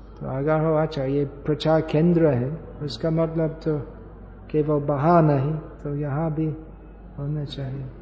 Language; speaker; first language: Hindi; non-native, fluent; English